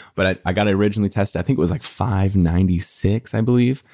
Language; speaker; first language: English; native; English